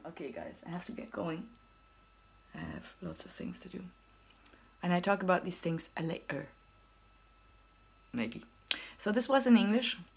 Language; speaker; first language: English; non-native, fluent; German